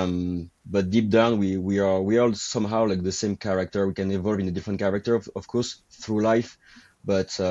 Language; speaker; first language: English; non-native, fluent; French